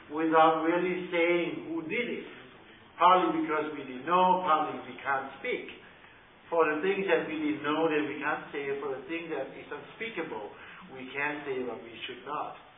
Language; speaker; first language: English; non-native, fluent; Thai